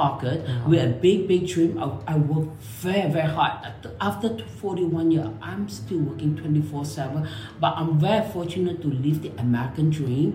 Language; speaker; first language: English; non-native, local second language; Min Nan Chinese